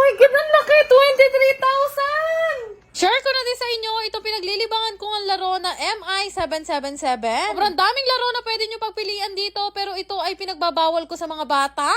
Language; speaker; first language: Filipino; native; Filipino